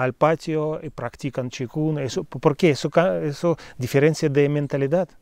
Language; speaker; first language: Spanish; non-native, fluent; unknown